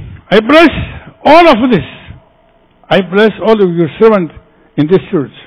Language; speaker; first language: English; non-native, fluent; Spanish